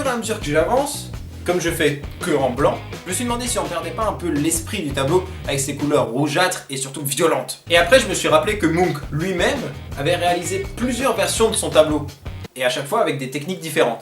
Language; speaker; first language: French; native; French